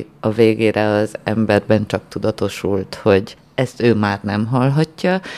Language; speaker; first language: Hungarian; native; Hungarian